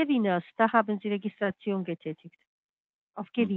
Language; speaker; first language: German; non-native, fluent; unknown